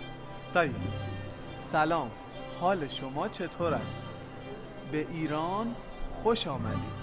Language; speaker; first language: Persian; non-native, learner; Arabic